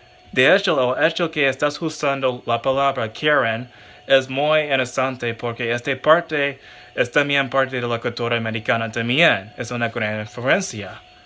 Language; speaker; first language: Spanish; non-native, learner; English